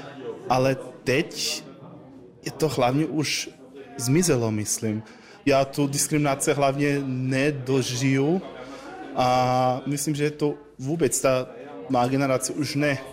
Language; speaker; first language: Czech; non-native, learner; Croatian